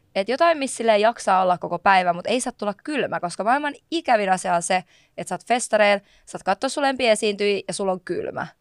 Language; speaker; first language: Finnish; native; Finnish